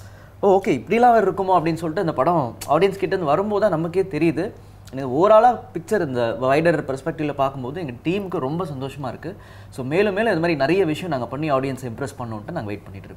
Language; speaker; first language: Tamil; native; Tamil